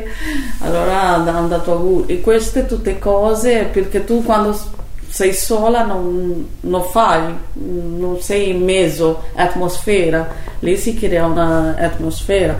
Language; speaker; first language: Italian; non-native, learner; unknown